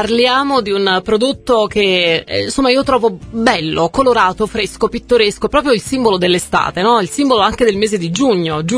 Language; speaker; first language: Italian; native; Italian